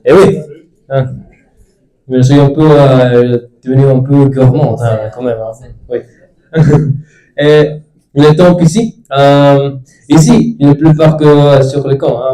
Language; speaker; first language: French; non-native, learner; Spanish